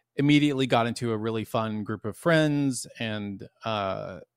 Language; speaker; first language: English; native; English